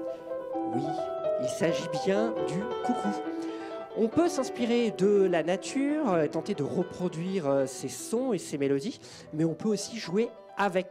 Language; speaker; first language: French; native; French